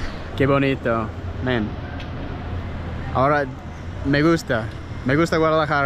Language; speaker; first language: Spanish; non-native, fluent; English